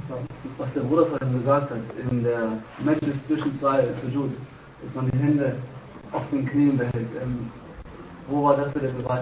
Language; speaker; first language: German; non-native, learner; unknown